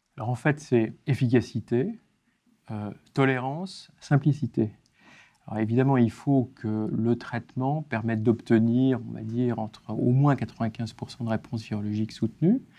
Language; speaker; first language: French; native; French